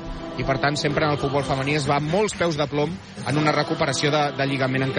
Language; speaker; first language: Catalan; native; Catalan